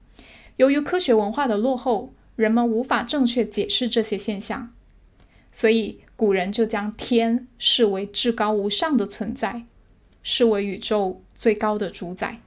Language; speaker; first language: Chinese; native; Chinese